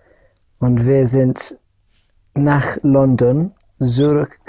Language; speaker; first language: German; non-native, learner; English